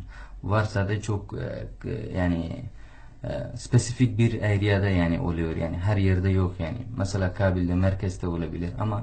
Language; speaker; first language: Turkish; non-native, fluent; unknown